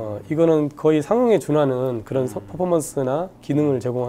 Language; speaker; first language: Korean; native; Korean